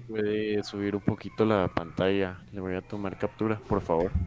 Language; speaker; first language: Spanish; native; Spanish